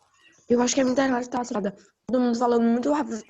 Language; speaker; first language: Portuguese; native; Portuguese